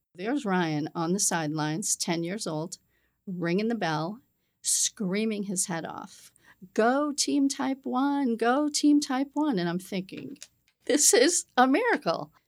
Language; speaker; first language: English; native; English